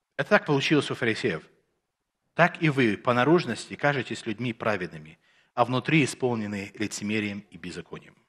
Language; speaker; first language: Russian; early bilingual, heritage; Russian